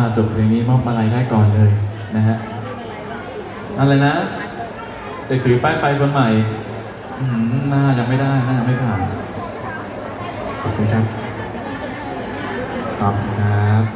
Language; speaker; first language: Thai; native; Thai